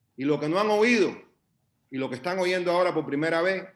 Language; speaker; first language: Spanish; early bilingual, heritage; Spanish